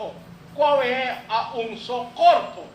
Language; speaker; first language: Portuguese; non-native, learner; Filipino